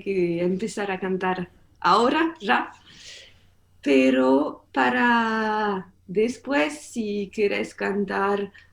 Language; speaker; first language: Spanish; non-native, learner; French